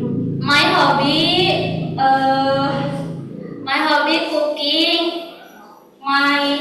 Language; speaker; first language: English; non-native, learner; Indonesian